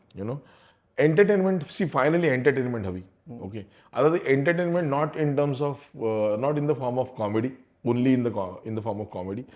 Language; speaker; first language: Hindi; non-native, local second language; Marathi